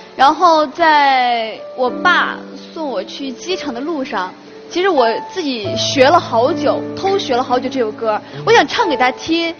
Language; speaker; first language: Chinese; native; Chinese